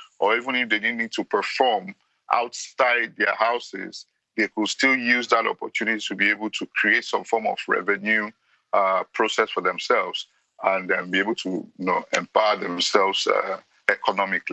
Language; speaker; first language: English; non-native, local second language; Yoruba